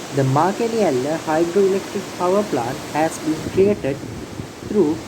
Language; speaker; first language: English; non-native, local second language; Sinhala